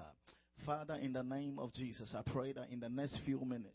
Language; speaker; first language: English; non-native, local second language; Akan